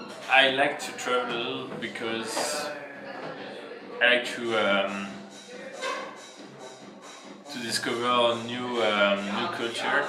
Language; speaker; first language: English; non-native, fluent; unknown